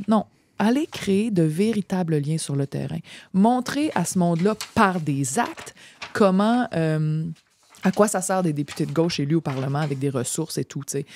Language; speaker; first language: French; native; French